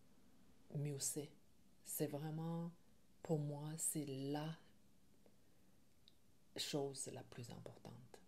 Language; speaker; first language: French; non-native, learner; Chinese